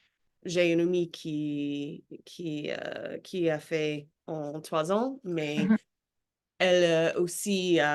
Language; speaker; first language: French; non-native, learner; English